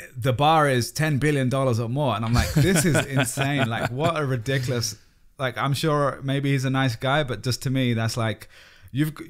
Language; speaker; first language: English; native; English